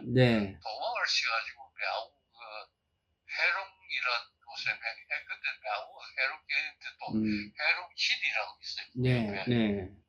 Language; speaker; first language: Korean; early bilingual, heritage; Korean